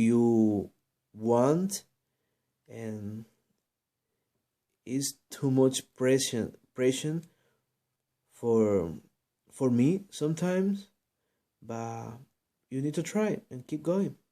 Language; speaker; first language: English; non-native, learner; Spanish